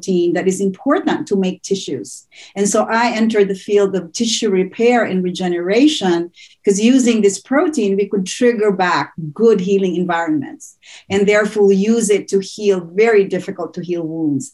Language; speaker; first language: English; non-native, local second language; Filipino